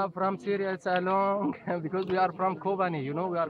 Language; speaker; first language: English; non-native, learner; Kurdish